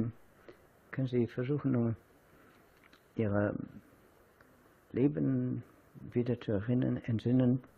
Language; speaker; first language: German; non-native, fluent; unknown